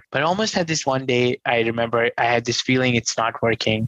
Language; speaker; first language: English; non-native, local second language; Hindi